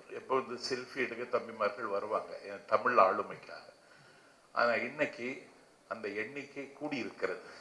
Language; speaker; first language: Tamil; native; Tamil